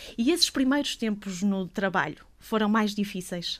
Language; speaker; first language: Portuguese; native; Portuguese